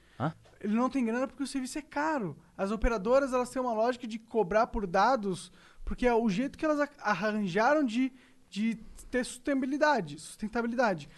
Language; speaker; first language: Portuguese; native; Portuguese